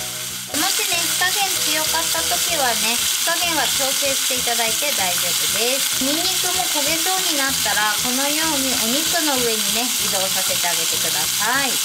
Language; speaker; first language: Japanese; native; Japanese